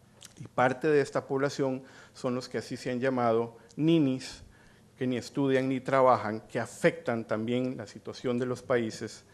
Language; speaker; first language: Spanish; native; Spanish